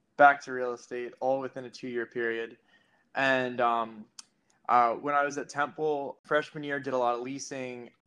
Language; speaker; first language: English; native; English